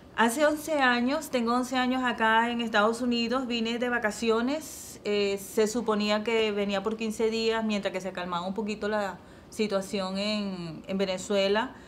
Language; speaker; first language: Spanish; native; Spanish